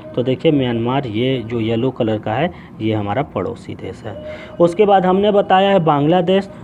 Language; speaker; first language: Hindi; native; Hindi